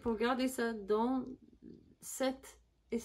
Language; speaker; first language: French; non-native, learner; English